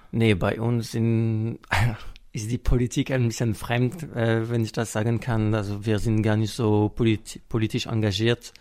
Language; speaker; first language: German; non-native, fluent; French